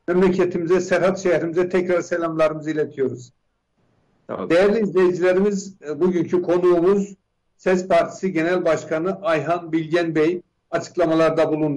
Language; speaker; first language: Turkish; native; Turkish